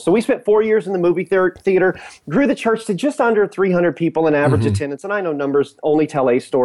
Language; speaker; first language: English; native; English